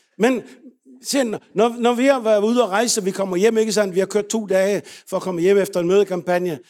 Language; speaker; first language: Danish; native; Danish